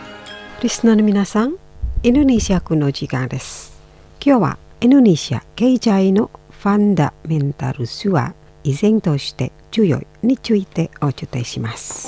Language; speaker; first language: Japanese; non-native, fluent; Indonesian